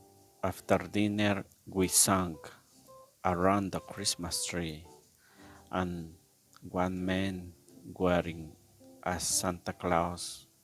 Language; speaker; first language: English; non-native, learner; Spanish